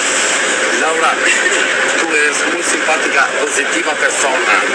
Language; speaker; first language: Spanish; non-native, learner; Albanian